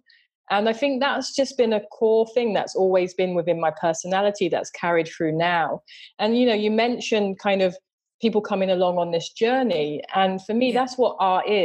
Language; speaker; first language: English; native; English